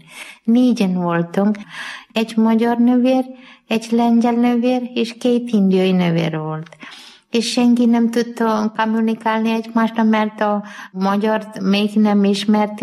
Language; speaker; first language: Hungarian; non-native, learner; Malayalam